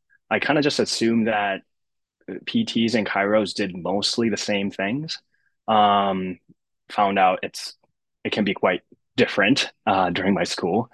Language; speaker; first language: English; early bilingual, other home language; Japanese